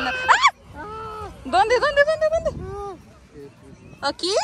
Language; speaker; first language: Spanish; native; Spanish